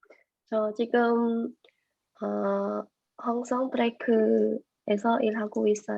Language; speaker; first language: Korean; non-native, learner; Khmer